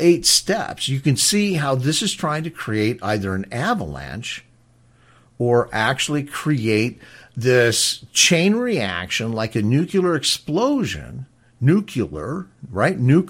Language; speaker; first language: English; native; English